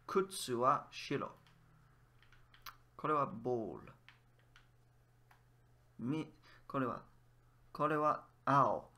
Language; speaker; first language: Japanese; non-native, learner; English